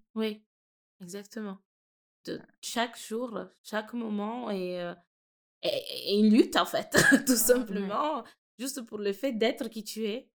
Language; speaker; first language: French; non-native, fluent; Gujarati